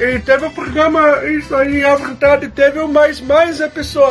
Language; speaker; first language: Portuguese; native; Portuguese